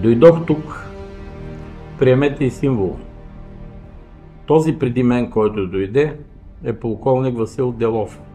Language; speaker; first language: Bulgarian; native; Bulgarian